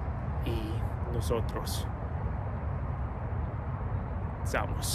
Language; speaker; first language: Spanish; non-native, learner; English